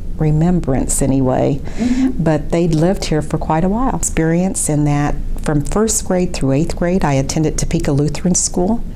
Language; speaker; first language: English; native; English